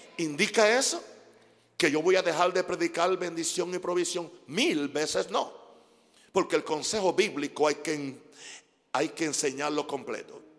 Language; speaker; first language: Spanish; non-native, fluent; English